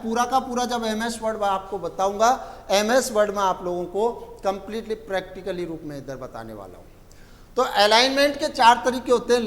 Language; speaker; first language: Hindi; native; Hindi